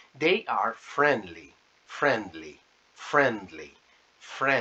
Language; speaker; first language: English; non-native, fluent; Spanish